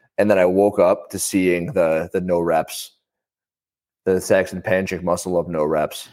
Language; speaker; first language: English; native; English